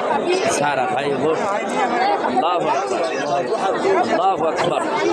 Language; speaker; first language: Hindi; non-native, learner; Bangla